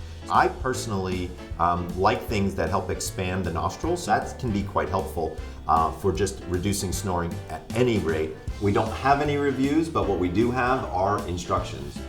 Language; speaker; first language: English; native; English